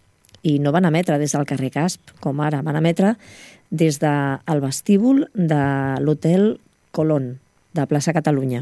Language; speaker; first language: Catalan; native; Catalan